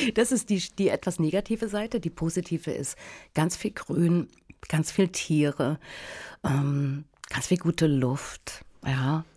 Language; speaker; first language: German; native; German